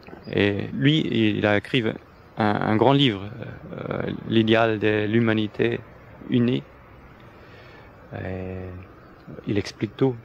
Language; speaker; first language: French; non-native, fluent; German